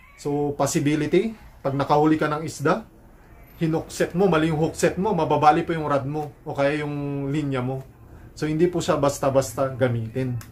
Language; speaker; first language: Filipino; native; Filipino